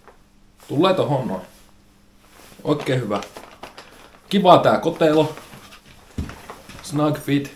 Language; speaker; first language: Finnish; native; Finnish